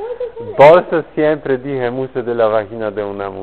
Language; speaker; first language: Spanish; non-native, learner; Polish